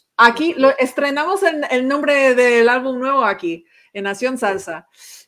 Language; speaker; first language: Spanish; non-native, fluent; English